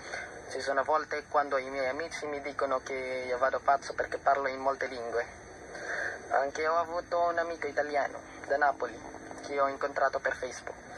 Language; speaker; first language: Italian; non-native, learner; Filipino